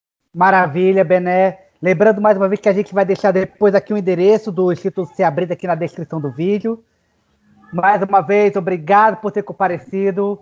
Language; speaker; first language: Portuguese; native; Portuguese